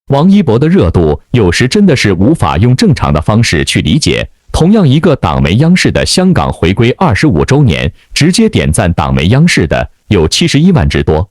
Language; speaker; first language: Chinese; native; Chinese